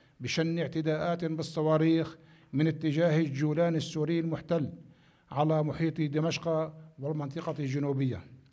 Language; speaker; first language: Arabic; native; Arabic